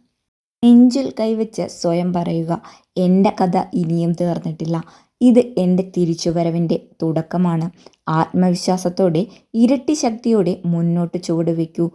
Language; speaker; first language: Malayalam; native; Malayalam